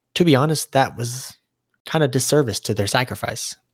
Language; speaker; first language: English; native; English